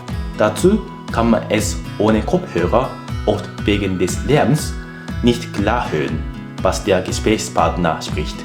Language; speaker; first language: German; non-native, fluent; Japanese